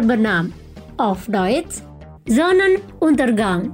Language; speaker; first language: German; non-native, fluent; Indonesian